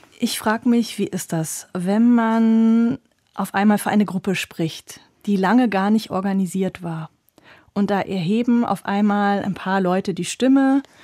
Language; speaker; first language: German; native; German